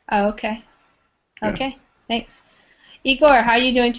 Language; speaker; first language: English; native; English